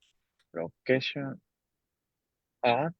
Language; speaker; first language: English; non-native, learner; Spanish